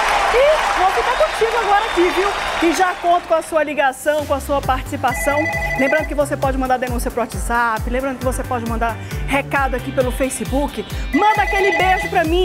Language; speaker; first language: Portuguese; native; Portuguese